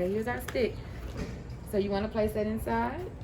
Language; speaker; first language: English; native; English